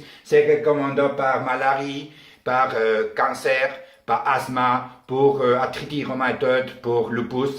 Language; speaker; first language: French; non-native, learner; Spanish